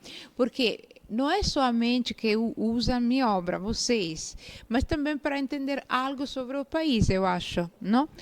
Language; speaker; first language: Portuguese; non-native, fluent; Italian